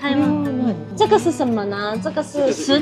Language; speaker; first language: Chinese; non-native, fluent; Japanese